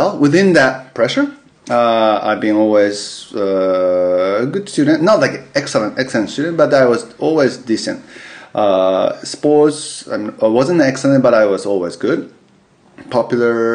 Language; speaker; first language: English; non-native, fluent; Japanese